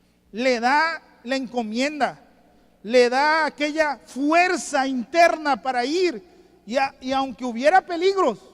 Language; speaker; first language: Spanish; native; Spanish